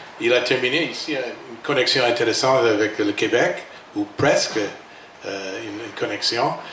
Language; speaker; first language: French; non-native, fluent; English